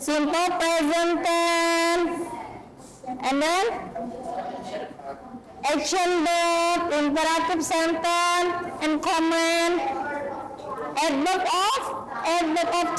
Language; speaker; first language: English; non-native, learner; Indonesian